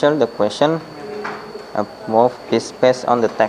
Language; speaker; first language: English; non-native, fluent; Indonesian